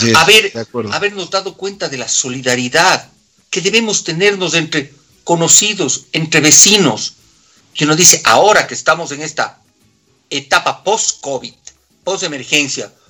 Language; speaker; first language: Spanish; native; Spanish